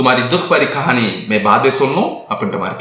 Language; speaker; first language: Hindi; non-native, local second language; Tamil